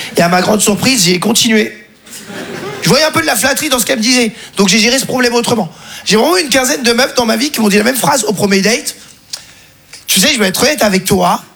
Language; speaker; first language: French; native; French